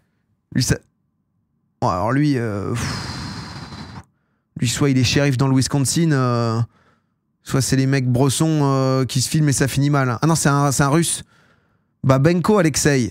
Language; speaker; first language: French; native; French